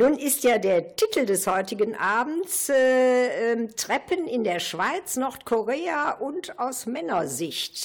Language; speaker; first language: German; native; German